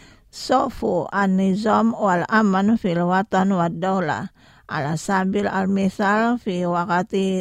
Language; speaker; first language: Arabic; non-native, fluent; Indonesian